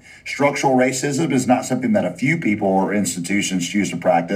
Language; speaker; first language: English; non-native, fluent; German